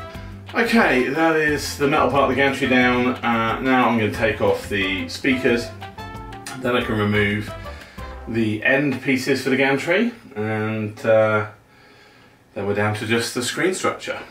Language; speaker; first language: English; native; English